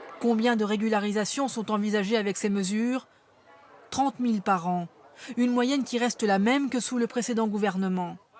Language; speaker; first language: French; native; French